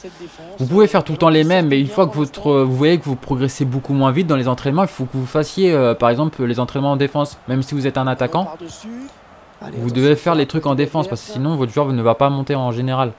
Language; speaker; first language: French; native; French